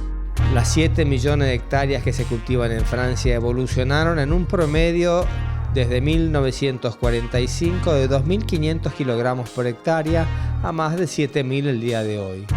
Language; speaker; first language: Spanish; native; Spanish